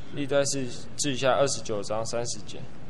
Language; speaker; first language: Chinese; native; Chinese